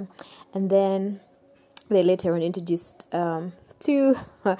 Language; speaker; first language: English; non-native, local second language; Ganda